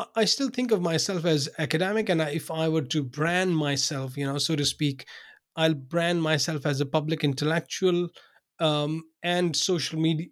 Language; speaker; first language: English; non-native, local second language; Urdu